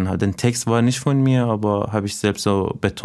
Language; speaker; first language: German; non-native, fluent; Persian